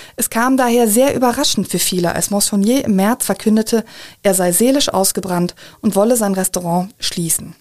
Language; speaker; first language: German; native; German